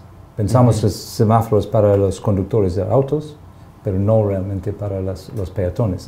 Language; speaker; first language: Spanish; non-native, fluent; English